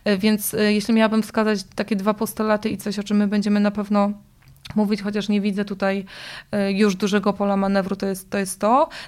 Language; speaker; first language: Polish; native; Polish